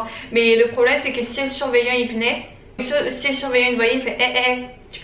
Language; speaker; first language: French; native; French